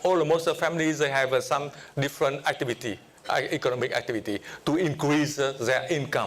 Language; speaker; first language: English; non-native, fluent; Vietnamese